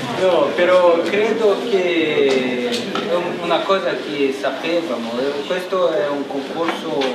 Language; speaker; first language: Italian; non-native, learner; Portuguese